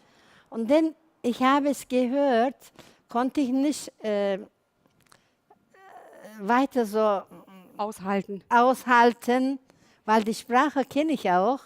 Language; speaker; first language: German; non-native, learner; Turkish